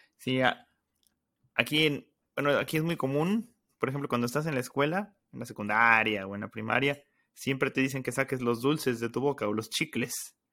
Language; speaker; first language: Spanish; native; Spanish